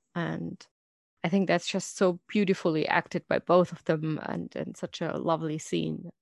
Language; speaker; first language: English; non-native, fluent; German